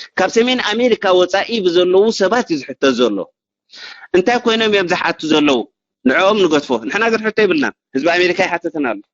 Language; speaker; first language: Tigrinya; native; Tigrinya